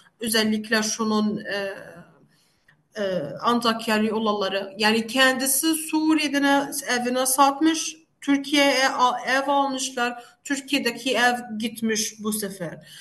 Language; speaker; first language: Turkish; non-native, fluent; Arabic